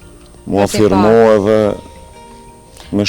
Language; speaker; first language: Albanian; native; Albanian